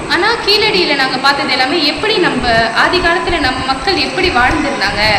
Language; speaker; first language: Tamil; early bilingual, heritage; Tamil